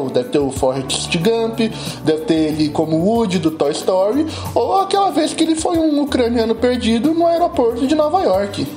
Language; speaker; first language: Portuguese; native; Portuguese